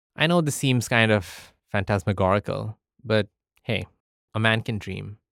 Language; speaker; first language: English; early bilingual, other home language; Arabic